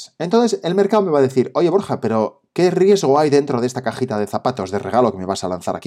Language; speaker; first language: Spanish; native; Spanish